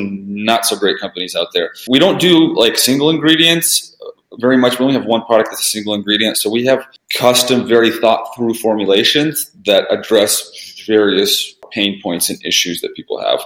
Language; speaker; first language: English; early bilingual, other home language; Russian